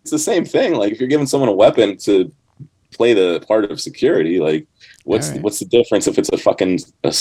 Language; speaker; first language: English; native; English